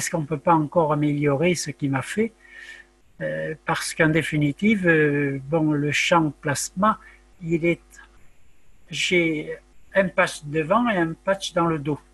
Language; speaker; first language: French; native; French